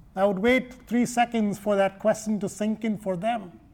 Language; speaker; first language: English; non-native, local second language; Malayalam